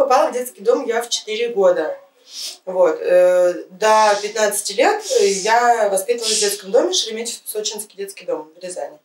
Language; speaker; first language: Russian; native; Russian